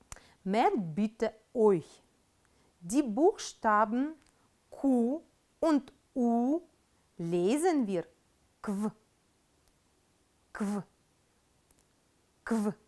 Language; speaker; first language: German; non-native, fluent; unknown